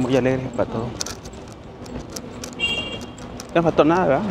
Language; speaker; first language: Spanish; native; Spanish